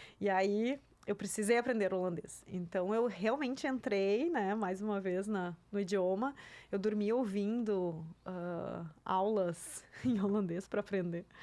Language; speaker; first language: Portuguese; non-native, local second language; German